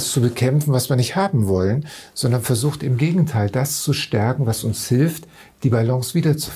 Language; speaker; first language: German; native; German